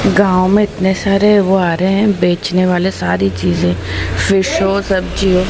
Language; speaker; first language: Hindi; non-native, local second language; Odia